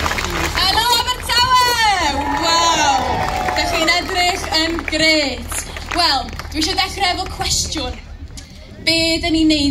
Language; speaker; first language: Welsh; non-native, local second language; English